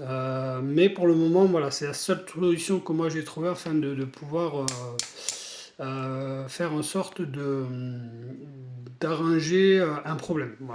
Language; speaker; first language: French; native; French